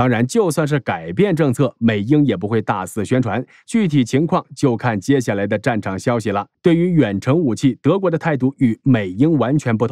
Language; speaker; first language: Chinese; native; Chinese